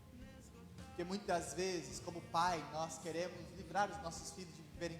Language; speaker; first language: Portuguese; native; Portuguese